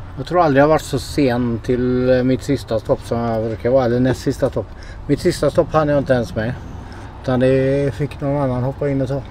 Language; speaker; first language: Swedish; native; Swedish